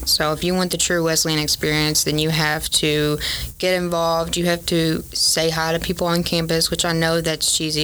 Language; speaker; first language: English; native; English